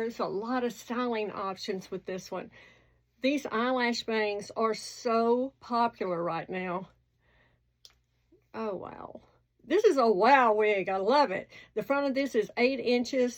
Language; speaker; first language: English; native; English